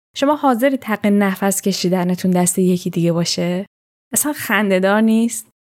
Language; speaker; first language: Persian; native; Persian